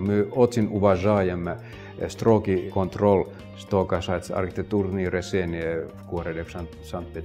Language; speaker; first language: Russian; non-native, fluent; Finnish